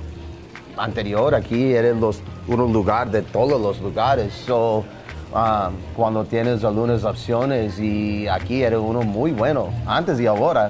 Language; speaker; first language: Spanish; non-native, learner; English